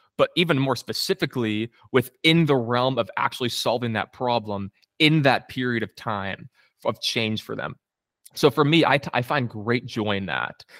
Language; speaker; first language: English; native; English